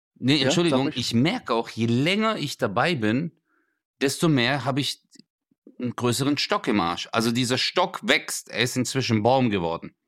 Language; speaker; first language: German; early bilingual, other home language; Turkish